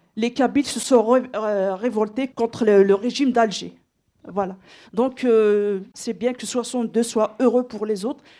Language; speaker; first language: French; non-native, local second language; Kabyle